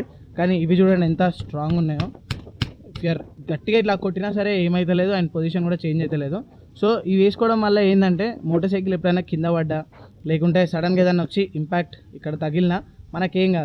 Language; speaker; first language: Telugu; native; Telugu